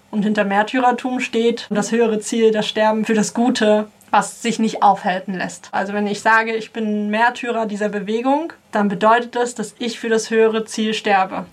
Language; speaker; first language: German; native; German